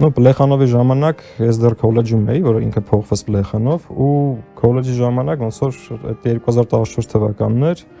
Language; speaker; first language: Armenian; early bilingual, heritage; Armenian